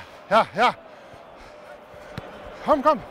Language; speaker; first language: German; native; German